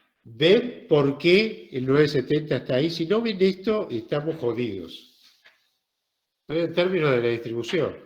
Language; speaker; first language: Spanish; native; Spanish